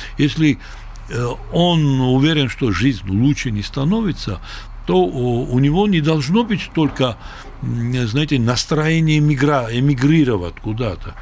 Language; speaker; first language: Russian; non-native, local second language; Georgian